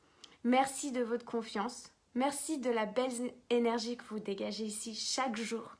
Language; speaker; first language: French; native; French